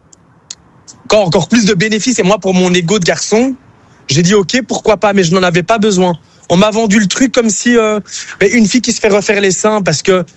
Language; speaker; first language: French; native; French